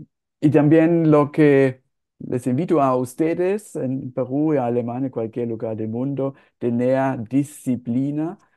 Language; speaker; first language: Spanish; non-native, fluent; German